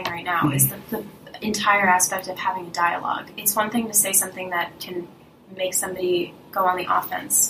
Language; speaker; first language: English; early bilingual, other home language; Russian